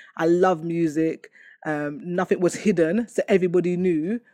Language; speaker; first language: English; native; English